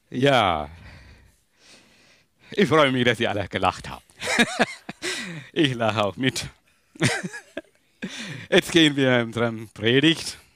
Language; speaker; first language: German; non-native, learner; Tamil